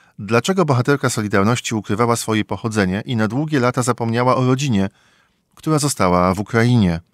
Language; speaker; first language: Polish; native; Polish